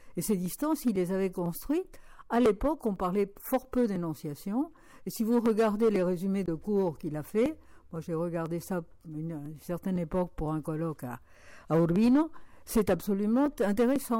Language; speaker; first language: French; non-native, fluent; Spanish